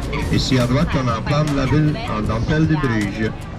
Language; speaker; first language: French; non-native, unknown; Dutch